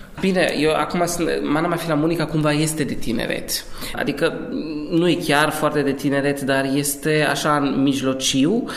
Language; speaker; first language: Romanian; early bilingual, heritage; Romanian